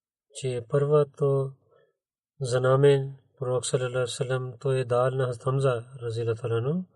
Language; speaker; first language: Bulgarian; non-native, learner; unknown